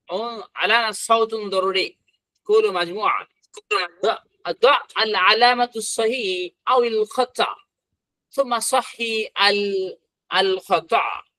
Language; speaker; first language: Arabic; non-native, fluent; Bangla